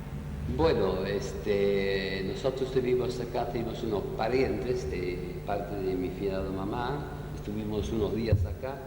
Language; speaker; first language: Spanish; early bilingual, other home language; Yiddish